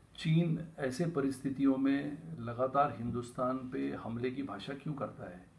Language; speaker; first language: Hindi; non-native, local second language; Marathi